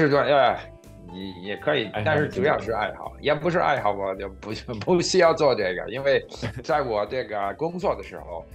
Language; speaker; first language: Chinese; non-native, fluent; English